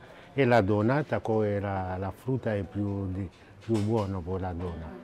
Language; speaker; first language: Italian; non-native, learner; Haitian Creole